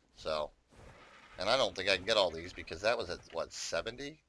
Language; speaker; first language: English; native; English